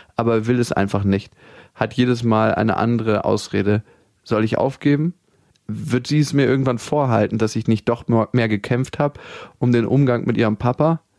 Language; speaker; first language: German; native; German